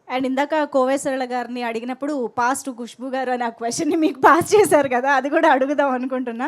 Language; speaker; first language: Telugu; native; Telugu